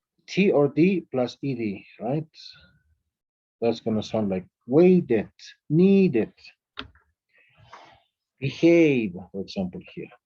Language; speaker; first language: English; non-native, fluent; Spanish